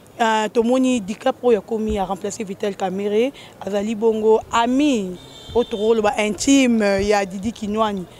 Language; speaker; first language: Lingala; native; Lingala